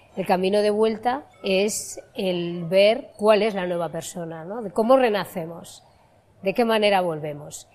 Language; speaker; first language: Spanish; native; Spanish